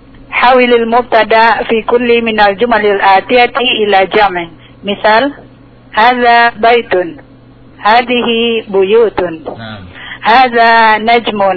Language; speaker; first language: Arabic; non-native, learner; Indonesian